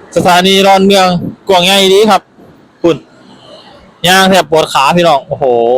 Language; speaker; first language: Thai; native; Thai